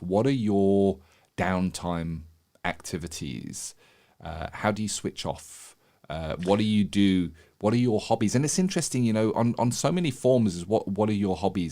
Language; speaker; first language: English; native; English